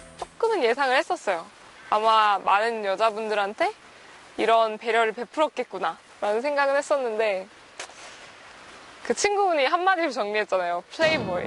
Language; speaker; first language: Korean; native; Korean